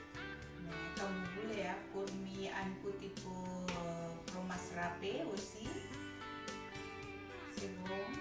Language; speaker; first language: French; non-native, learner; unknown